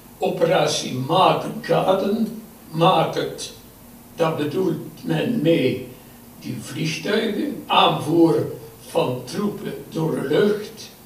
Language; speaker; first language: Dutch; native; Dutch